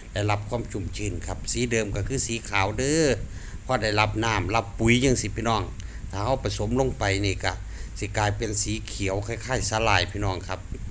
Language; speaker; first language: Thai; native; Thai